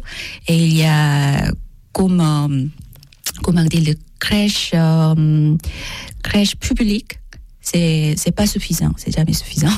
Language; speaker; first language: French; non-native, learner; Korean